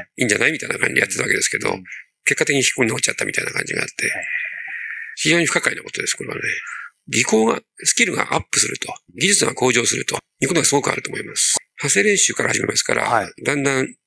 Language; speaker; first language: Japanese; native; Japanese